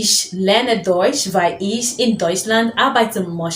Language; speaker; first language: German; non-native, fluent; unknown